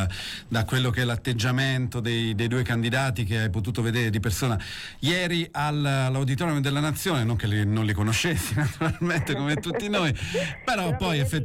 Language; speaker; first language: Italian; native; Italian